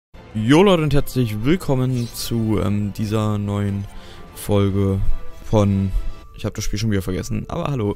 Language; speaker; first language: German; native; German